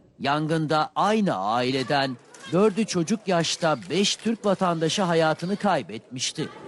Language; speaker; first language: Turkish; native; Turkish